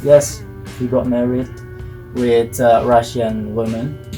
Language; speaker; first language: English; non-native, learner; Indonesian